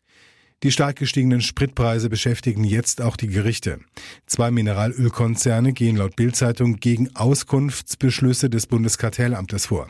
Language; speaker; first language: German; native; German